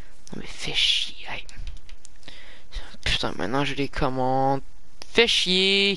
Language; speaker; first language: French; native; French